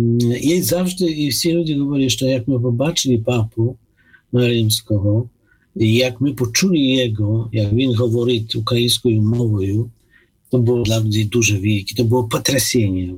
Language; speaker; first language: Ukrainian; non-native, fluent; Polish